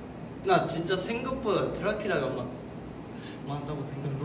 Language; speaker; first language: Korean; non-native, fluent; Japanese